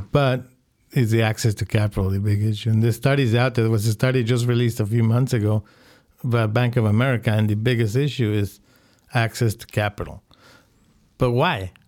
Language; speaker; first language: English; non-native, fluent; Spanish